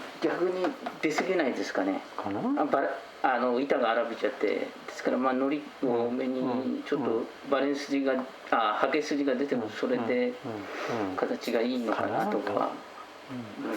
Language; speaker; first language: Japanese; native; Japanese